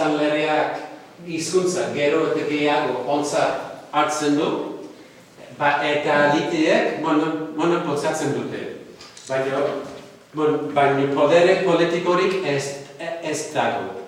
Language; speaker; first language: Basque; non-native, fluent; Welsh